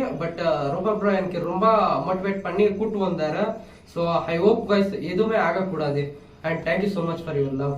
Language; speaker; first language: Tamil; non-native, local second language; Kannada